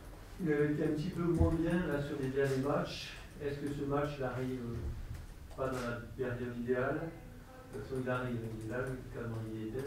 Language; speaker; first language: French; native; French